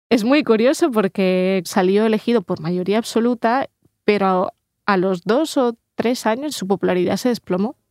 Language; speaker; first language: Spanish; early bilingual, other home language; Russian